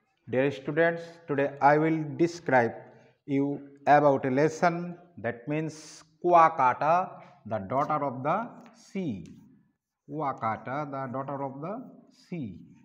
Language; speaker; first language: English; non-native, local second language; Bangla